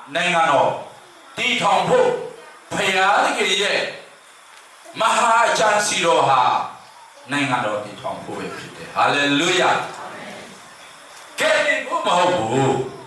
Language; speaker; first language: Burmese; non-native, local second language; Hakha Chin